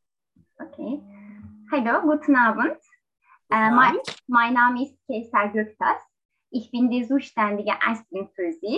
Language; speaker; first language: German; non-native, learner; Turkish